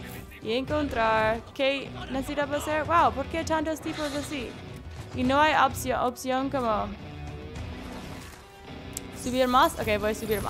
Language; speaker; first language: Spanish; non-native, learner; English